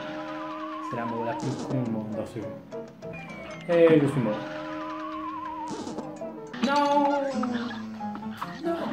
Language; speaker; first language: French; non-native, local second language; Morisyen